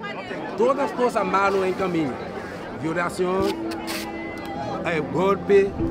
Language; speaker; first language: Portuguese; non-native, learner; Haitian Creole